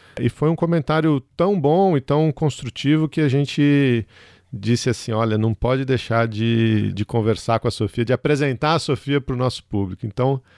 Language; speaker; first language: Portuguese; native; Portuguese